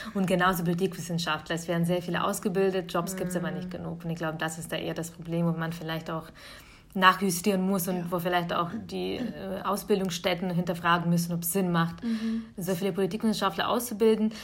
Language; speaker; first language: German; early bilingual, other home language; Russian